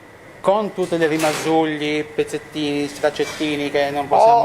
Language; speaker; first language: Italian; native; Italian